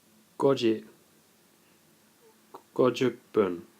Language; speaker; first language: Japanese; non-native, fluent; English